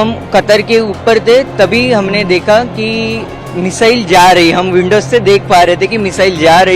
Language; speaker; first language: Hindi; native; Hindi